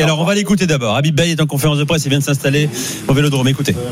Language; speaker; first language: French; native; French